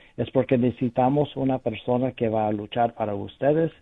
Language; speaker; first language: Spanish; early bilingual, other home language; English